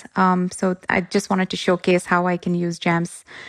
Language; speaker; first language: English; non-native, local second language; Gujarati